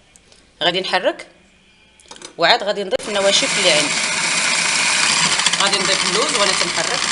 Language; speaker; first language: Arabic; native; Arabic